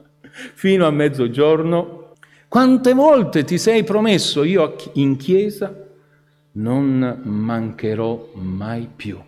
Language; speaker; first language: Italian; native; Italian